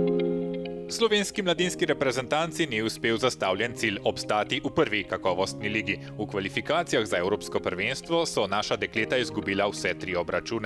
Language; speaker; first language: Slovenian; native; Slovenian